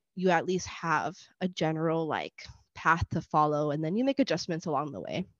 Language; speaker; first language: English; non-native, fluent; Spanish